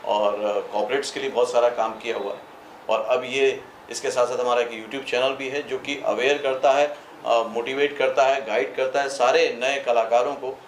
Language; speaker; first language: Hindi; native; Hindi